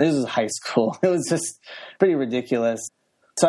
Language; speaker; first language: English; native; English